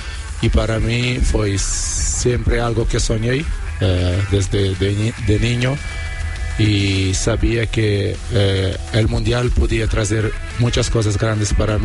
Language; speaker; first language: Spanish; non-native, learner; Kabuverdianu